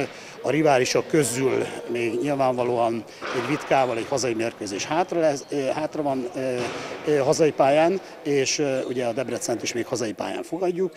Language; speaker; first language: Hungarian; native; Hungarian